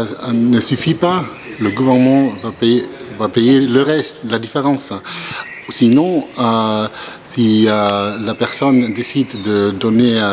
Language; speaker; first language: French; non-native, learner; German